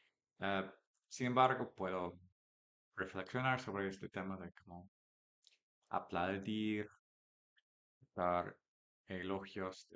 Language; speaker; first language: Spanish; non-native, learner; English